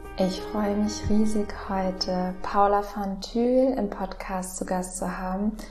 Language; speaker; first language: German; native; German